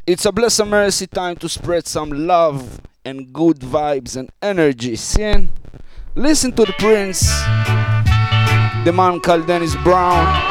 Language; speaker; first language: English; non-native, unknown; Hebrew